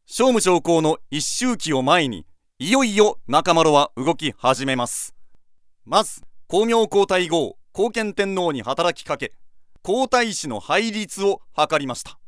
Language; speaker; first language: Japanese; native; Japanese